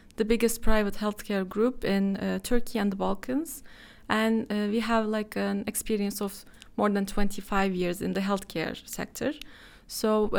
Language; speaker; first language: English; non-native, fluent; Turkish